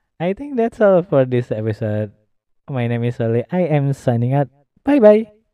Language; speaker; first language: English; non-native, learner; Indonesian